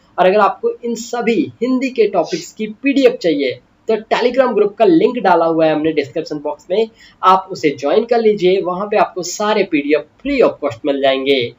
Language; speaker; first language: Hindi; native; Hindi